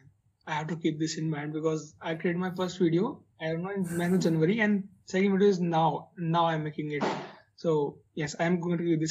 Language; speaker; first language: English; non-native, local second language; Hindi